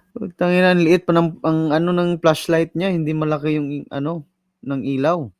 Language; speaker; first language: Filipino; non-native, local second language; Cebuano